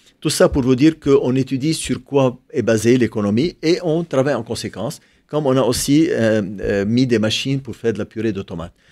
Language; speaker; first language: French; non-native, local second language; Arabic